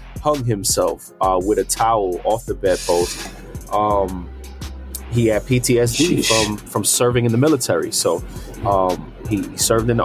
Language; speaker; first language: English; early bilingual, other home language; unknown